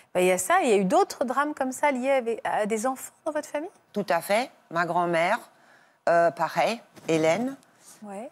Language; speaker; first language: French; non-native, fluent; German